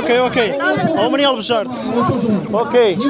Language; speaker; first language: Chinese; non-native, learner; Central Kurdish